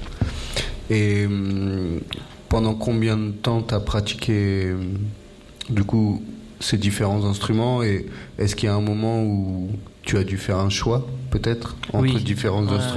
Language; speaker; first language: French; native; French